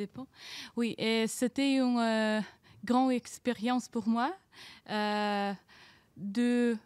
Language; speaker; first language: French; non-native, learner; Ukrainian